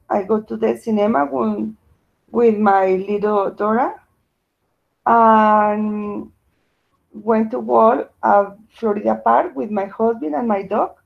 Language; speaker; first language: English; non-native, learner; Spanish